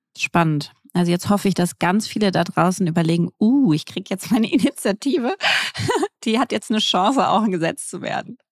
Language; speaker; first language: German; native; German